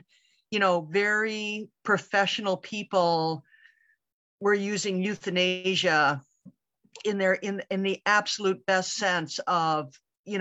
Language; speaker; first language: English; native; English